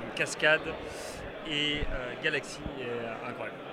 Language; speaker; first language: French; native; French